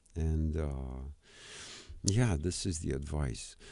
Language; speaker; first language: English; non-native, fluent; Romanian